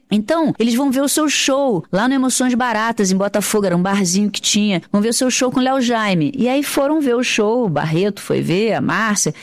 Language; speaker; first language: Portuguese; native; Portuguese